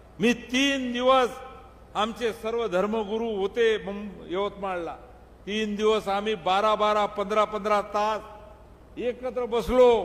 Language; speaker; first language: Marathi; non-native, local second language; Lambadi